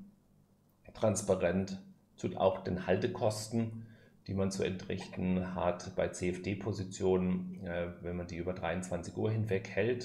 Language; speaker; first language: German; native; German